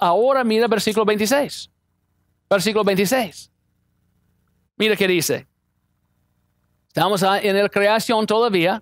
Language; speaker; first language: Spanish; non-native, fluent; English